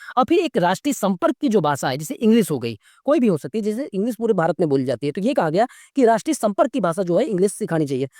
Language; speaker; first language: Hindi; native; Hindi